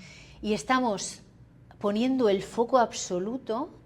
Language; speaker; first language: Spanish; native; Spanish